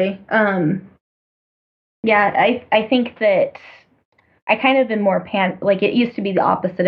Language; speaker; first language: English; native; English